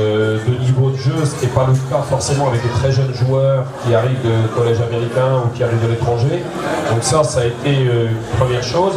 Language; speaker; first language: French; native; French